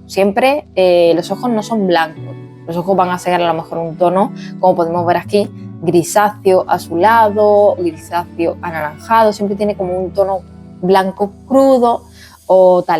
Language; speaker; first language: Spanish; native; Spanish